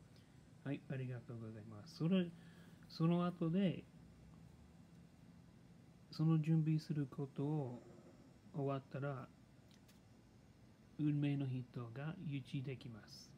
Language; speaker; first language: Japanese; non-native, learner; English